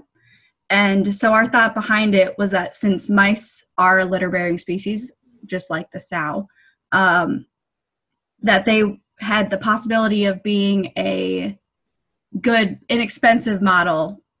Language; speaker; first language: English; native; English